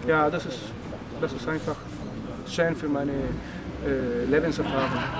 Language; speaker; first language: German; non-native, learner; Spanish